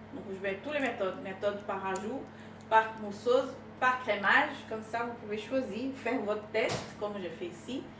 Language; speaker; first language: French; non-native, fluent; Portuguese